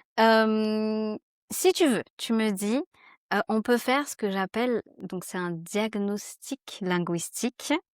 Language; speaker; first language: French; native; French